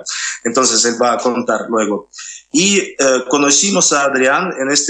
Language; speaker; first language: Spanish; non-native, fluent; Russian